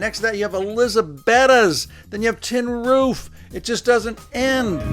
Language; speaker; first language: English; native; English